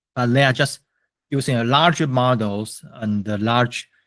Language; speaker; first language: English; non-native, fluent; Chinese